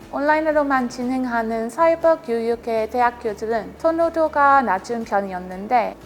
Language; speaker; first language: Korean; non-native, fluent; English